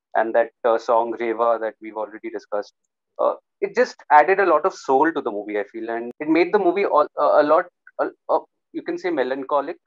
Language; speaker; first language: English; non-native, local second language; Hindi